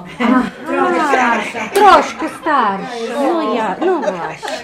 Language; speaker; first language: Polish; non-native, learner; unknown